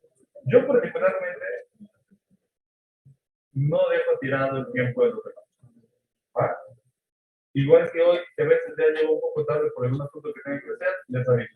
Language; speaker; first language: Spanish; native; Spanish